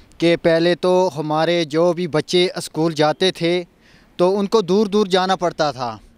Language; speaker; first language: Hindi; non-native, local second language; Kashmiri